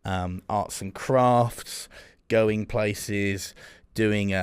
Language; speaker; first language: English; native; English